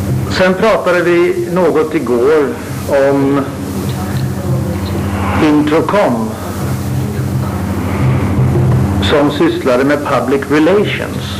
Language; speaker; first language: Swedish; native; Swedish